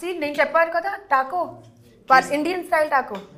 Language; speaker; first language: Telugu; non-native, learner; Hindi